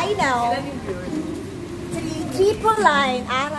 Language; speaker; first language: English; non-native, local second language; Filipino